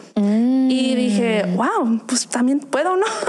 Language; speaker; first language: Spanish; early bilingual, heritage; Spanish